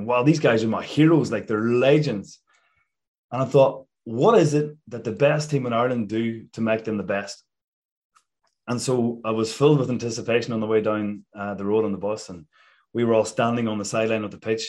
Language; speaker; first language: English; native; English